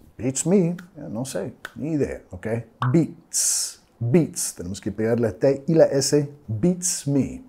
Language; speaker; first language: Spanish; non-native, fluent; English